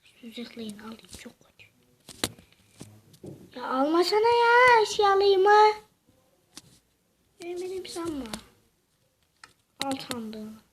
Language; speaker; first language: Turkish; native; Turkish